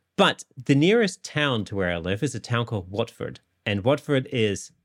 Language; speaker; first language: English; non-native, fluent; German